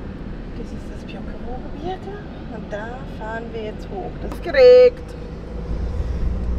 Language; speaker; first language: German; native; German